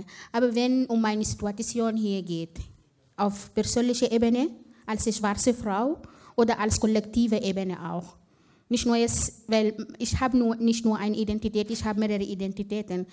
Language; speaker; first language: German; non-native, fluent; Arabic